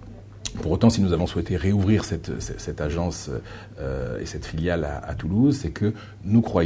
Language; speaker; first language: French; native; French